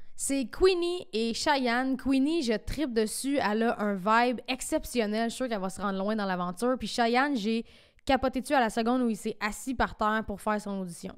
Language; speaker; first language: French; native; French